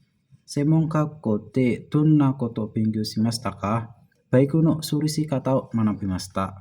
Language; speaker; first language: Japanese; non-native, learner; Indonesian